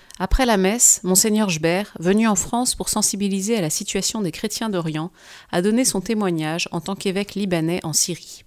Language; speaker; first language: French; native; French